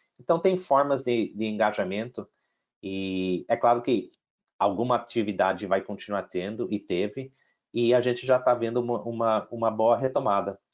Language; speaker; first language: Portuguese; non-native, fluent; English